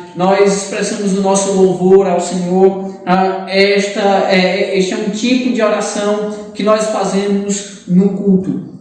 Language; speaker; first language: Portuguese; native; Portuguese